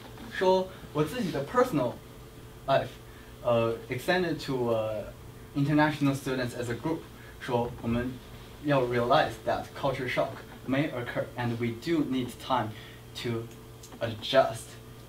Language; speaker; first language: English; non-native, fluent; Chinese